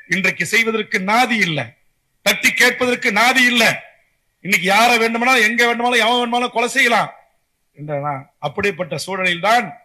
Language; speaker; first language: Tamil; native; Tamil